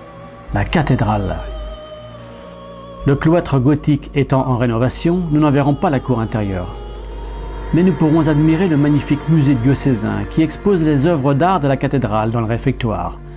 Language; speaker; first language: French; native; French